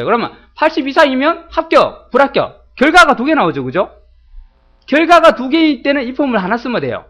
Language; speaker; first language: Korean; native; Korean